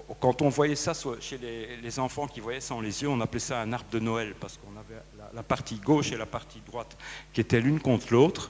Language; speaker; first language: French; native; French